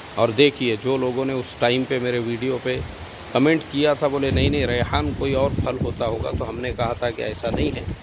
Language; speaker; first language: Hindi; native; Hindi